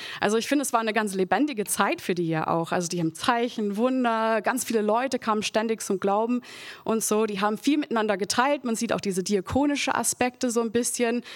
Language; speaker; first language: German; non-native, fluent; English